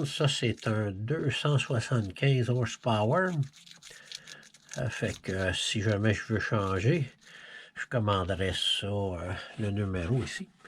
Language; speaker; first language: French; native; French